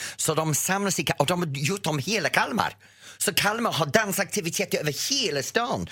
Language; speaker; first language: Swedish; non-native, fluent; English